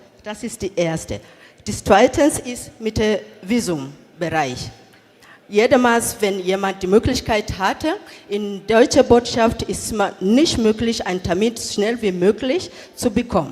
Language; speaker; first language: German; non-native, fluent; Swahili